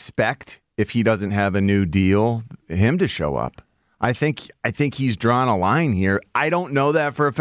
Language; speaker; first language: English; native; English